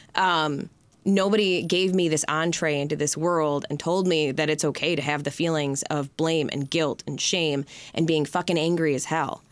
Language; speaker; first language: English; native; English